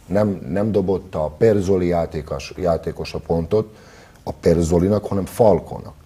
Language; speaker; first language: Hungarian; non-native, fluent; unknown